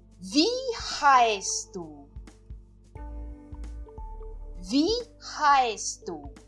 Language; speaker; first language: German; non-native, fluent; Portuguese